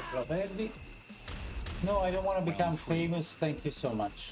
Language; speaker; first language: English; non-native, fluent; Italian